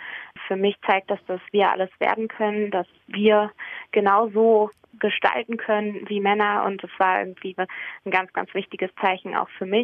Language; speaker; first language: German; native; German